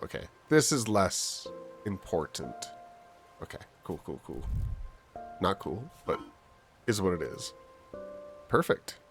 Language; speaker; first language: English; native; English